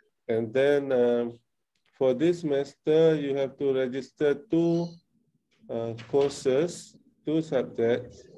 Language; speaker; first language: English; non-native, local second language; Malay